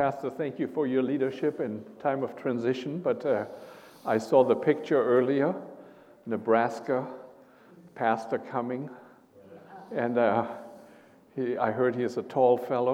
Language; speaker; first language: English; non-native, fluent; German